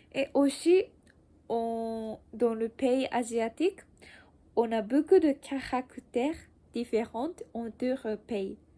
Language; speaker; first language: French; non-native, learner; Japanese